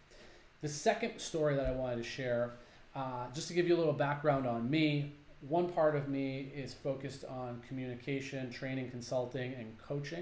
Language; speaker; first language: English; native; English